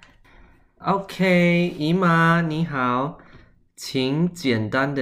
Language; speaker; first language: Chinese; early bilingual, heritage; Chinese